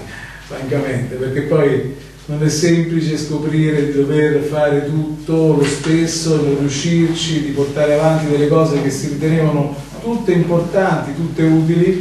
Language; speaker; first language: Italian; native; Italian